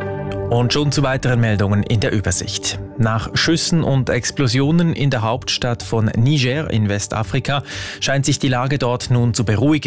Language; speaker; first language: German; native; German